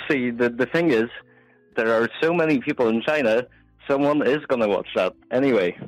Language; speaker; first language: English; non-native, fluent; Polish